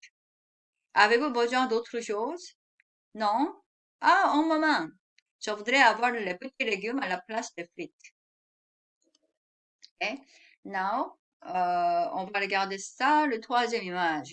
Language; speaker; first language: French; non-native, fluent; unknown